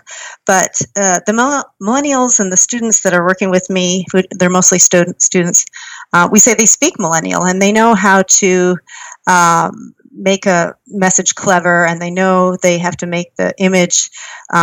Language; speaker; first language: English; native; English